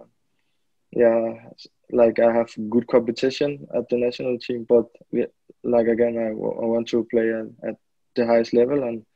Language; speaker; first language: English; non-native, fluent; Danish